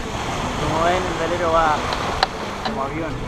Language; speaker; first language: Spanish; native; Spanish